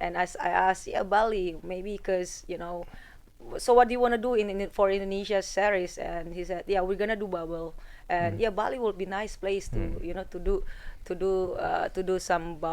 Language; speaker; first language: English; non-native, fluent; Indonesian